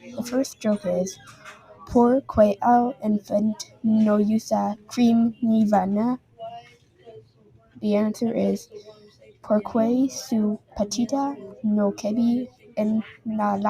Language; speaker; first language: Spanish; non-native, learner; English